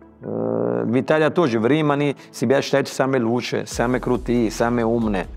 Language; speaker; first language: Russian; non-native, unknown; Italian